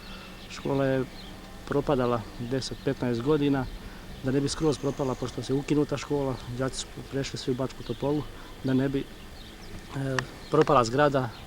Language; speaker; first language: Bosnian; native; Bosnian